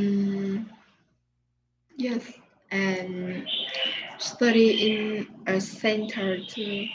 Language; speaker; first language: English; non-native, learner; Vietnamese